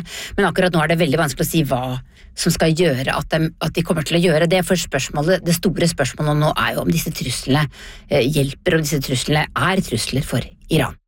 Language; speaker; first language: Norwegian; native; Norwegian